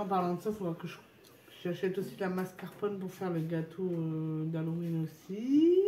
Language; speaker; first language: French; native; French